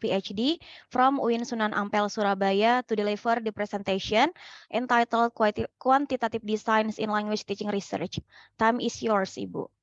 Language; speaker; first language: English; non-native, fluent; Indonesian